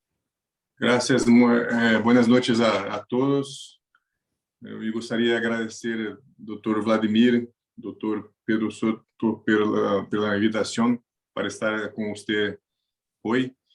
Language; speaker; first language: Spanish; non-native, learner; Portuguese